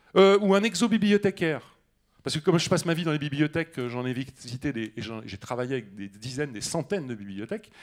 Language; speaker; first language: French; native; French